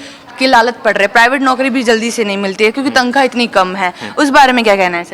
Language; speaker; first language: Hindi; native; Hindi